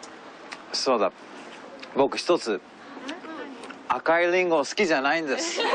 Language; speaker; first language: Japanese; early bilingual, heritage; English